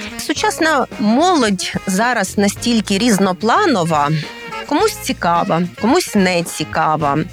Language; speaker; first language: Ukrainian; native; Ukrainian